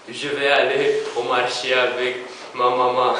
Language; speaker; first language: French; non-native, learner; Romanian